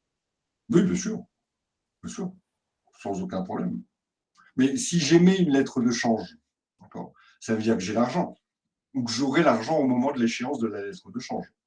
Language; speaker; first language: French; native; French